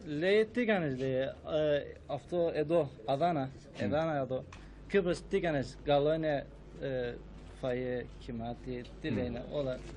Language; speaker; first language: Greek; non-native, local second language; Turkish